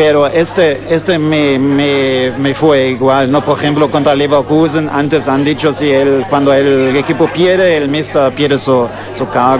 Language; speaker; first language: Spanish; non-native, fluent; German